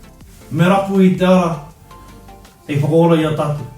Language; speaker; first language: Māori; non-native, local second language; English